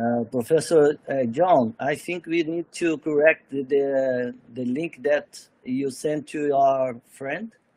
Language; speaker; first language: English; non-native, fluent; Portuguese